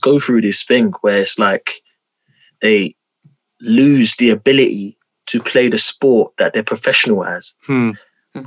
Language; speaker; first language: English; native; English